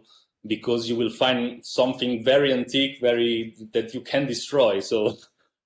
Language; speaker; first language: English; non-native, fluent; Italian